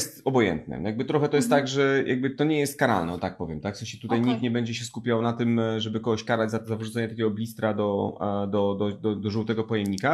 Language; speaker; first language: Polish; native; Polish